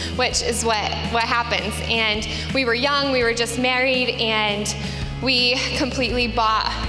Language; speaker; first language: English; native; English